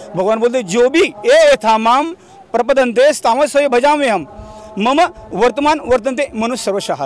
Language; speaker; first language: Hindi; non-native, local second language; Marathi